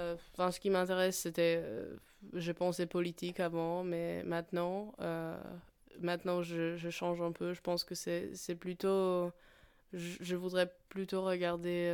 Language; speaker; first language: French; non-native, fluent; Polish